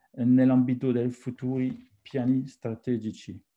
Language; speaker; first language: Italian; non-native, fluent; French